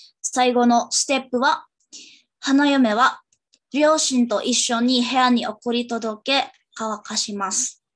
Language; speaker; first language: Japanese; non-native, learner; Indonesian